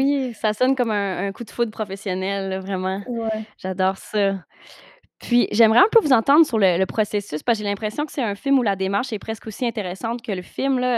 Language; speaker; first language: French; native; French